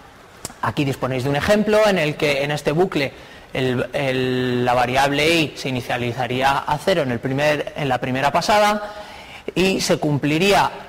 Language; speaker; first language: Spanish; native; Spanish